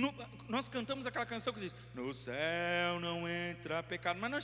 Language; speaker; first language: Portuguese; native; Portuguese